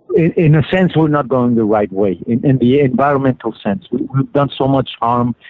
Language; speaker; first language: English; non-native, fluent; Spanish